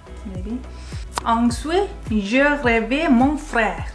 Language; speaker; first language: French; non-native, learner; Korean